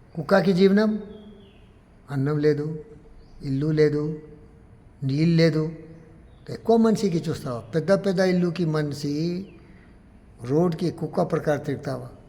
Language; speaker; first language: Telugu; non-native, learner; Hindi